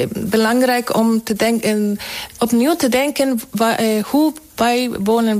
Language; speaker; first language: Dutch; non-native, fluent; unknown